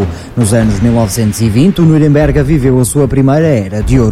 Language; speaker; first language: Portuguese; native; Portuguese